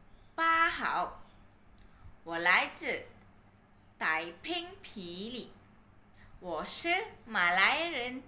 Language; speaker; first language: Chinese; non-native, learner; Malay